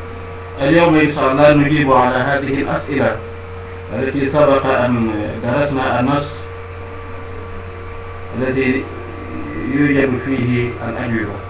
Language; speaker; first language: Arabic; non-native, fluent; Wolof